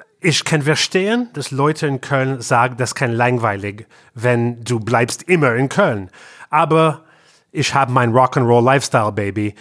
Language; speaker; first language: German; non-native, learner; English